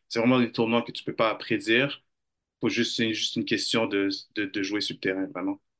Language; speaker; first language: French; native; French